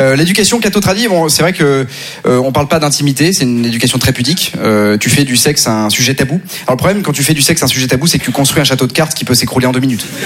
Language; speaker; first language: French; native; French